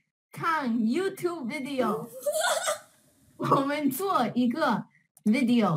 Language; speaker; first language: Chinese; early bilingual, heritage; Chinese